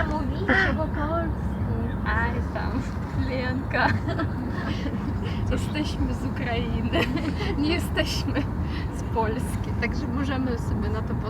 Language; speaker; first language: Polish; non-native, learner; Ukrainian